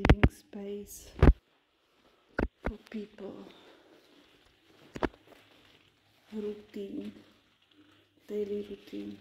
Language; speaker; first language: English; non-native, learner; Slovak